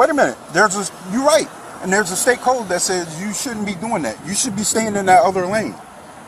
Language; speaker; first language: English; native; English